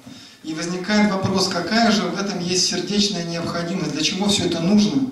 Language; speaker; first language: Russian; native; Russian